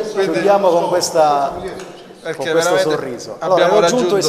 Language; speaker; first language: Italian; native; Italian